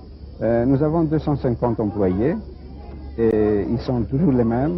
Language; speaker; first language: French; non-native, learner; Greek